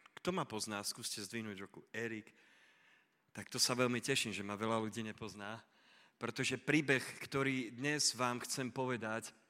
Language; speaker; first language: Slovak; native; Slovak